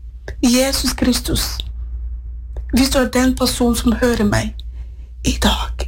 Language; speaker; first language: Norwegian; non-native, fluent; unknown